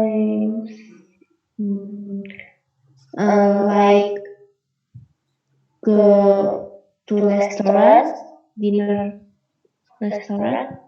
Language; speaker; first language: English; non-native, learner; Indonesian